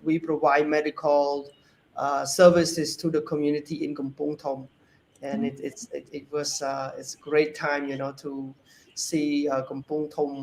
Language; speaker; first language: English; non-native, fluent; Khmer